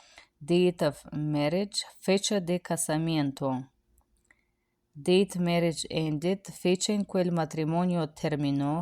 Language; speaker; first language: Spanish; non-native, fluent; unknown